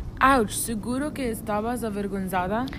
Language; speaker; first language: Spanish; non-native, learner; English